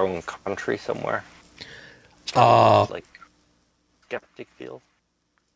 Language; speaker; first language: English; native; English